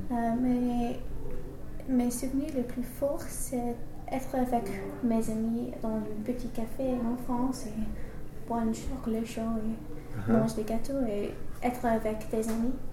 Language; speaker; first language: French; non-native, learner; English